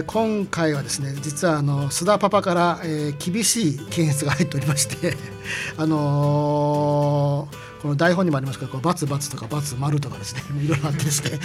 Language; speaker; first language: Japanese; native; Japanese